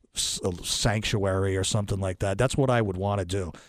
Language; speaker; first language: English; native; English